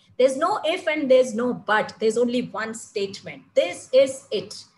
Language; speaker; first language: Hindi; non-native, local second language; Malayalam